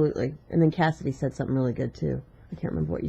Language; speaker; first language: English; native; English